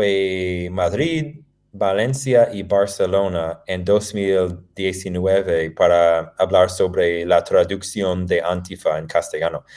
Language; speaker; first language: Spanish; non-native, fluent; English